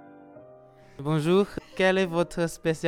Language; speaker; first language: French; non-native, learner; Chinese